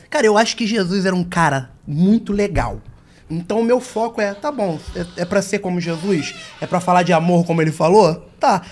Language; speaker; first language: Portuguese; native; Portuguese